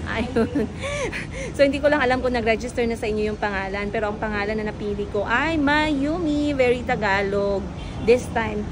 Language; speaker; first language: Filipino; non-native, local second language; Cebuano